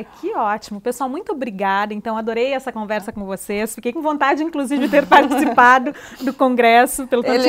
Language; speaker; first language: Portuguese; native; Portuguese